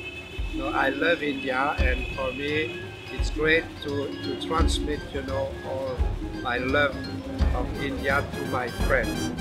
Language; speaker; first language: English; non-native, fluent; French